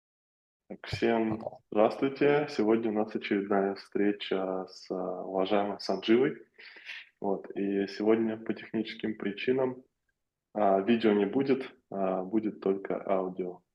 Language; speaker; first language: Russian; native; Russian